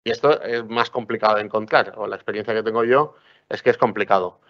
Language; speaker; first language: Spanish; non-native, local second language; Catalan